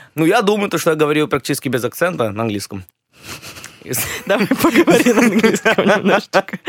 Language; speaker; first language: Russian; early bilingual, other home language; English